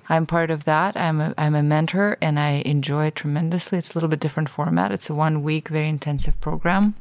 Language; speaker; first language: English; non-native, fluent; Russian